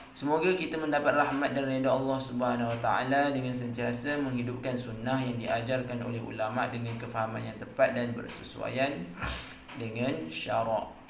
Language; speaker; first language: Malay; native; Malay